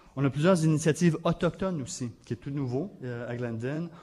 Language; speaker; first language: French; native; French